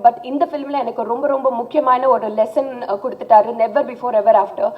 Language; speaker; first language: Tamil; non-native, fluent; Telugu